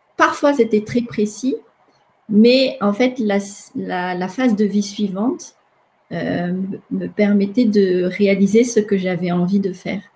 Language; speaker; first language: French; non-native, local second language; Malagasy